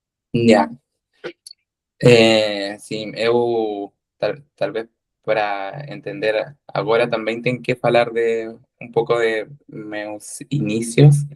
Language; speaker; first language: Portuguese; non-native, learner; Spanish